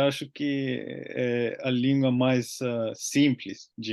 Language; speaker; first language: Portuguese; non-native, learner; Finnish